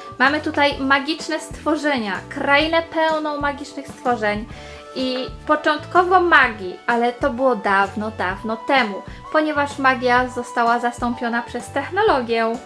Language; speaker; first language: Polish; native; Polish